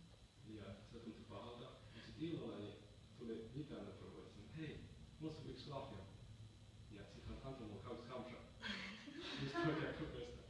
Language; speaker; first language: Finnish; non-native, learner; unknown